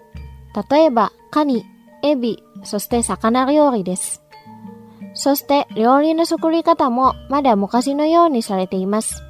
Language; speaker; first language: Japanese; non-native, fluent; Indonesian